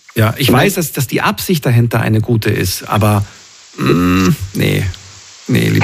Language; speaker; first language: German; native; German